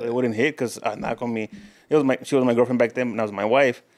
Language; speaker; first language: English; early bilingual, other home language; Spanish